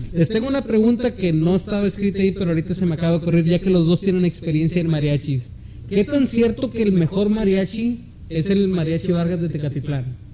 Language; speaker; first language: Spanish; early bilingual, heritage; Spanish